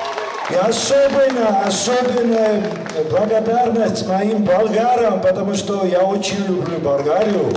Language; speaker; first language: Russian; non-native, fluent; Georgian